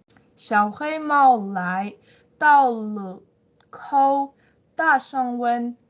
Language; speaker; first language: Chinese; non-native, learner; Tibetan